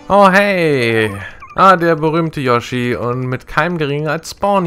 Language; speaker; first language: German; native; German